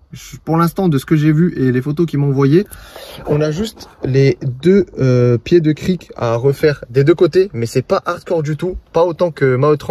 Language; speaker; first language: French; native; French